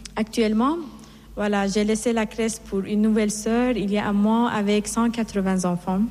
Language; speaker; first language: French; non-native, fluent; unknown